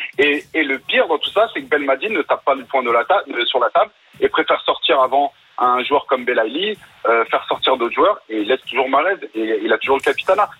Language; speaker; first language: French; early bilingual, other home language; Arabic